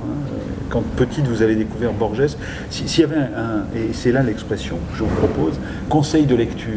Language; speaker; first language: French; native; French